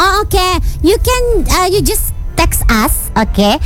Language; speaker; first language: English; non-native, learner; Indonesian